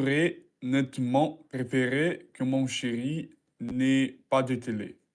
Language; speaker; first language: French; non-native, learner; Russian